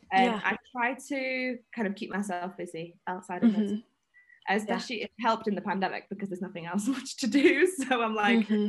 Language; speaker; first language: English; native; English